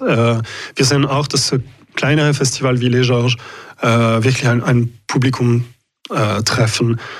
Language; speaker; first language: German; non-native, local second language; French